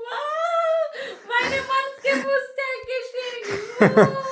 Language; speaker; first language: German; non-native, learner; Malayalam